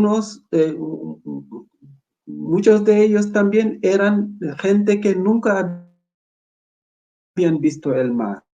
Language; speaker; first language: Spanish; non-native, fluent; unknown